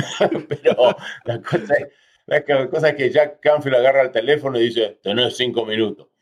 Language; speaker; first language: Spanish; early bilingual, heritage; Spanish